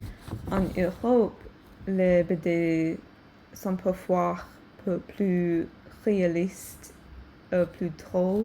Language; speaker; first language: French; non-native, learner; English